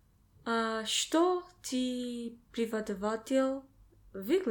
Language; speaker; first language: Russian; non-native, learner; English